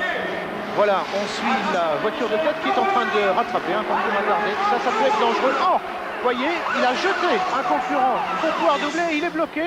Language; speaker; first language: French; native; French